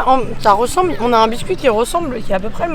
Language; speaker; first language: French; native; French